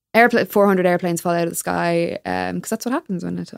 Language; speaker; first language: English; native; English